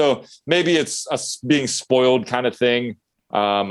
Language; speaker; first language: English; native; English